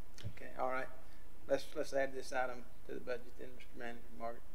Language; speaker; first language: English; native; English